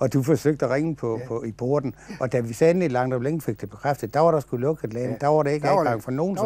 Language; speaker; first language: Danish; native; Danish